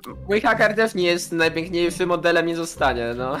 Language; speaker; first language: Polish; native; Polish